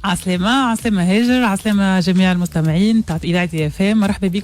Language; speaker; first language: Arabic; native; Arabic